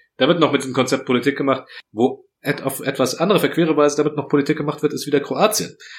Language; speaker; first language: German; early bilingual, other home language; Croatian